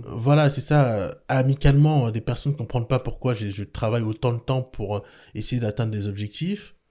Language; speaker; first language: French; early bilingual, other home language; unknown